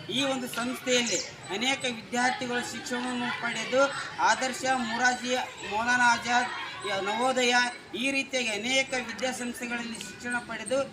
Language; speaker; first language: Kannada; native; Kannada